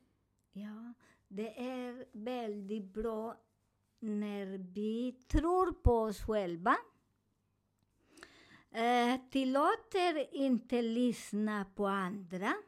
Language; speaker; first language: Swedish; non-native, learner; Spanish